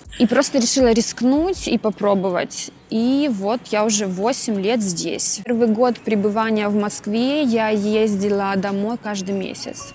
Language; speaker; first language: Russian; native; Russian